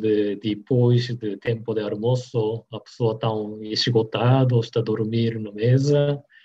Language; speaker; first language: Portuguese; non-native, learner; Japanese